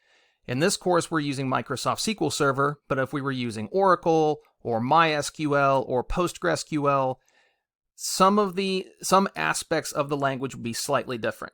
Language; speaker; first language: English; native; English